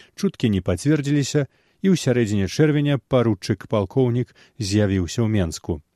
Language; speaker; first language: Belarusian; native; Belarusian